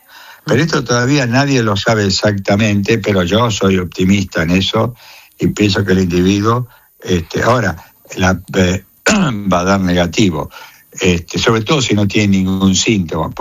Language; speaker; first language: Spanish; native; Spanish